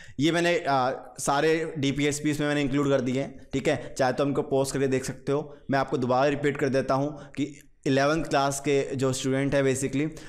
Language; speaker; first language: Hindi; native; Hindi